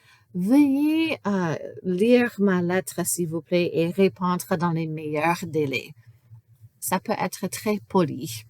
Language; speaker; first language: French; non-native, fluent; English